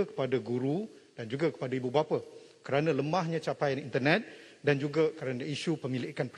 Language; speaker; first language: Malay; native; Malay